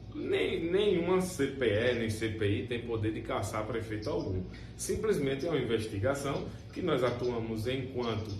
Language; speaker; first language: Portuguese; native; Portuguese